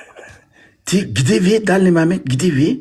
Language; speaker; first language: Russian; non-native, learner; Uzbek